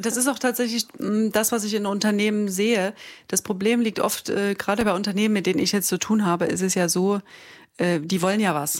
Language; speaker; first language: German; native; German